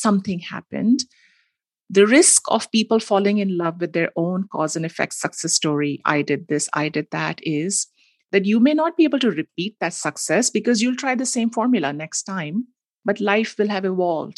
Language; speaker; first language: English; non-native, local second language; Hindi